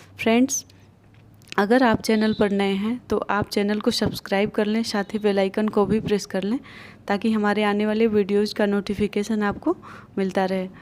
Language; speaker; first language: Hindi; native; Hindi